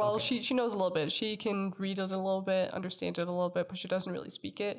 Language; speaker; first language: English; non-native, fluent; Danish